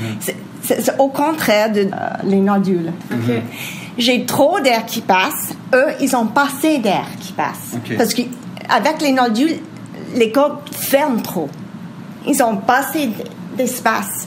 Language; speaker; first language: French; non-native, local second language; English